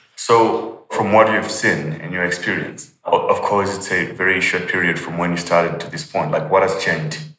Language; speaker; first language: English; non-native, local second language; Nyanja